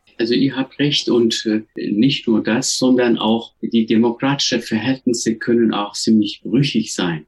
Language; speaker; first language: German; non-native, fluent; Turkish